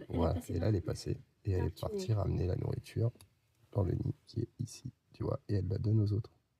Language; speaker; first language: French; native; French